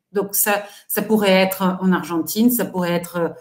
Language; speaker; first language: French; non-native, fluent; Portuguese